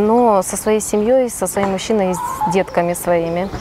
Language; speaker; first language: Russian; native; Russian